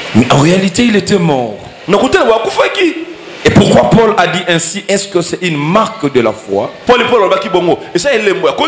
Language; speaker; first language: French; non-native, local second language; Lingala